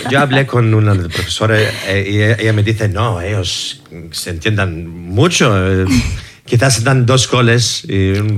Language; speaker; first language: Spanish; non-native, learner; English